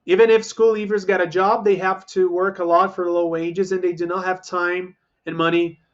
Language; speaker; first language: English; non-native, fluent; Portuguese